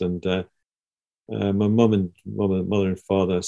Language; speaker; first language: English; native; English